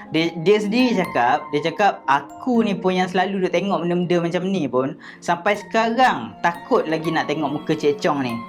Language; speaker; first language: Malay; native; Malay